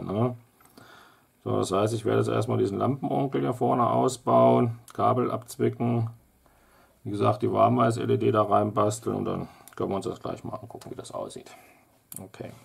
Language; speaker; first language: German; native; German